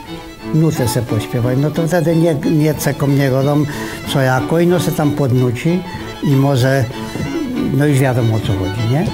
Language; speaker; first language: Polish; native; Polish